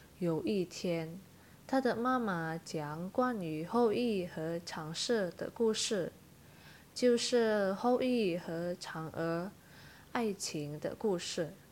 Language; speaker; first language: Chinese; non-native, fluent; Indonesian